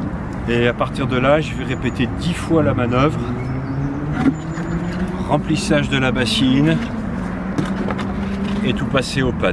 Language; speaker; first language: French; native; French